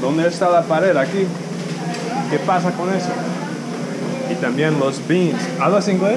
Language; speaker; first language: Spanish; non-native, learner; English